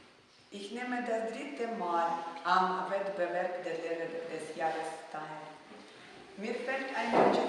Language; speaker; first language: German; non-native, fluent; Ukrainian